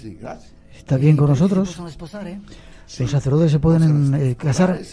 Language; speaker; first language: Spanish; native; Spanish